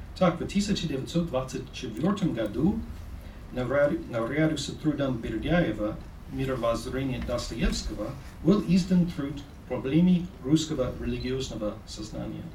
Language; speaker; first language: Russian; non-native, fluent; English